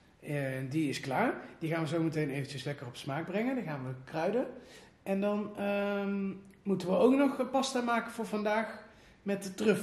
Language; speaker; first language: Dutch; native; Dutch